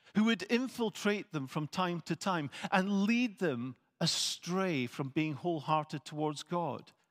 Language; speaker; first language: English; native; English